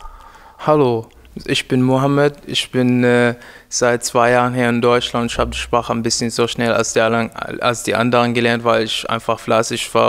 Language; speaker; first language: German; non-native, learner; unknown